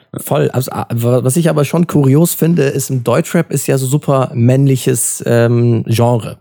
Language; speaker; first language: German; early bilingual, other home language; Turkish